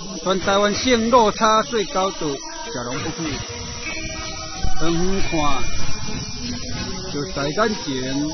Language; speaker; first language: Chinese; non-native, local second language; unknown